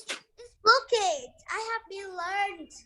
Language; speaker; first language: English; non-native, learner; Vietnamese